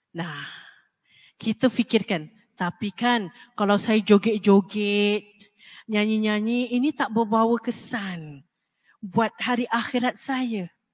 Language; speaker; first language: Malay; native; Malay